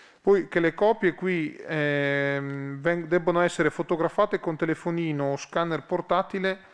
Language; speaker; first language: Italian; native; Italian